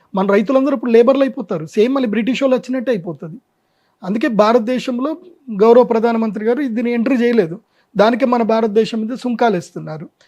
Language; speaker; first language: Telugu; non-native, local second language; Marwari